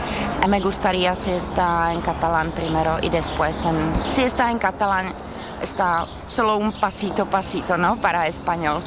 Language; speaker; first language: Spanish; non-native, fluent; Czech